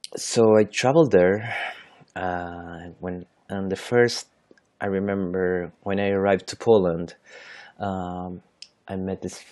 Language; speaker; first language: English; non-native, fluent; Spanish